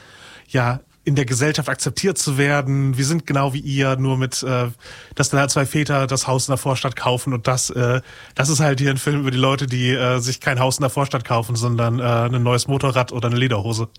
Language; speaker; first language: German; native; German